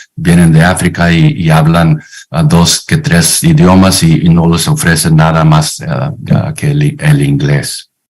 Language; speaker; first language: Spanish; non-native, fluent; English